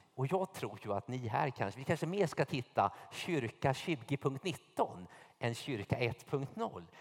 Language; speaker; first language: Swedish; native; Swedish